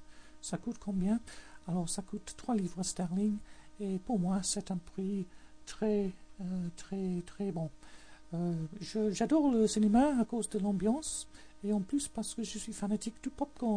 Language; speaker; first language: French; non-native, learner; English